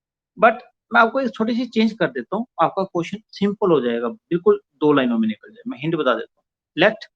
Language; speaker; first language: Hindi; non-native, local second language; Punjabi